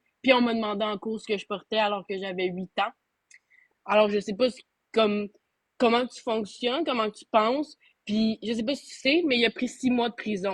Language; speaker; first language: French; native; French